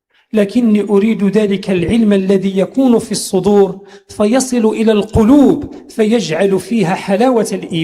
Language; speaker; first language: Arabic; native; Arabic